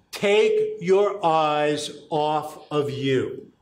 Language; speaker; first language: English; native; English